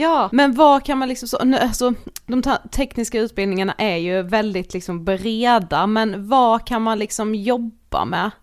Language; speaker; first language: Swedish; native; Swedish